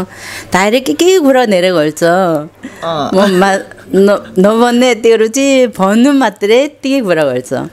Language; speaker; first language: Nepali; non-native, learner; Korean